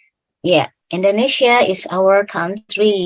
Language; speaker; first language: English; non-native, fluent; Indonesian